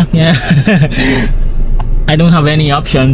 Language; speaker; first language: English; non-native, local second language; Filipino